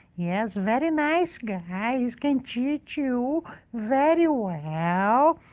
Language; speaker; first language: English; non-native, learner; Portuguese